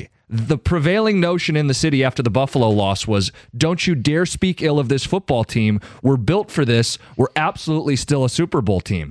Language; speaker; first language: English; native; English